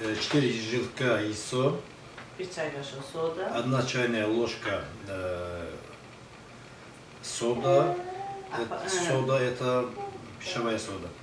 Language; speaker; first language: Russian; non-native, learner; Azerbaijani